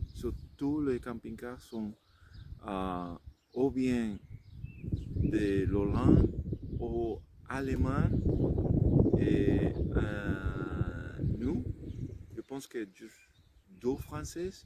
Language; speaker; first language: French; non-native, learner; Spanish